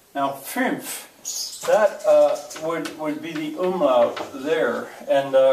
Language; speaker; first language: English; native; English